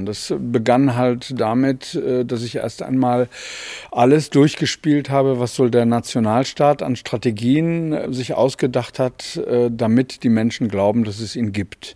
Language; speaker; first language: German; native; German